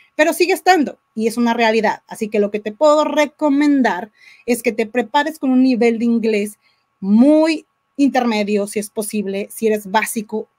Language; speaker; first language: Spanish; native; Spanish